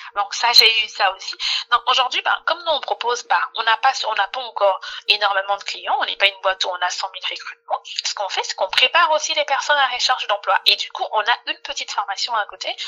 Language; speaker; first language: French; non-native, local second language; Lingala